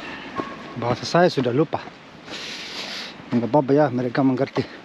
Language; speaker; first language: Indonesian; non-native, fluent; Persian